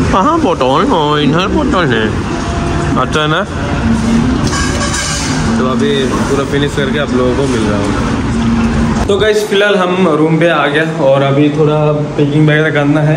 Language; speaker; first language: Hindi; non-native, local second language; Assamese